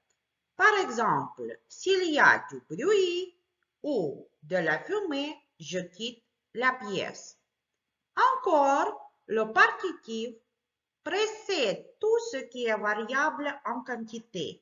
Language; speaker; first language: French; non-native, fluent; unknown